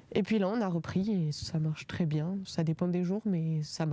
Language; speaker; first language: French; native; French